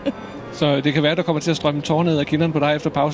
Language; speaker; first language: Danish; native; Danish